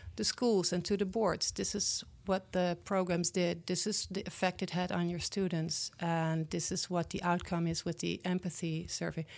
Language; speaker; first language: English; non-native, fluent; Dutch